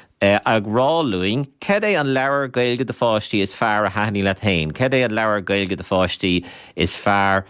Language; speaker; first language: Irish; native; Irish